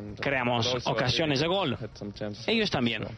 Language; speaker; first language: Spanish; non-native, fluent; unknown